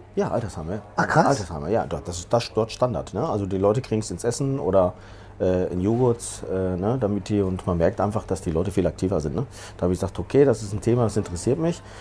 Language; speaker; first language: German; early bilingual, other home language; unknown